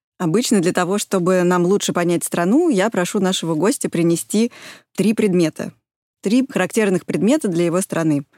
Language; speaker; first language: Russian; native; Russian